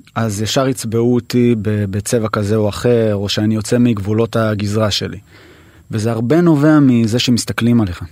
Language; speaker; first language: Hebrew; native; Hebrew